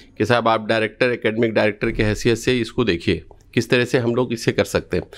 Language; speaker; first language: Hindi; native; Hindi